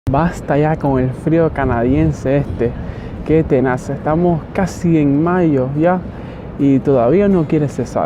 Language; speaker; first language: Spanish; early bilingual, heritage; Spanish